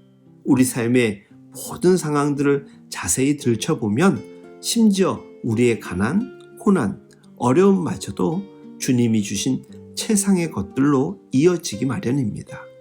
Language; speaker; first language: Korean; native; Korean